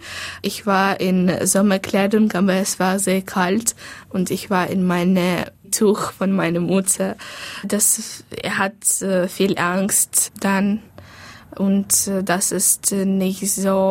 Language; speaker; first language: German; non-native, learner; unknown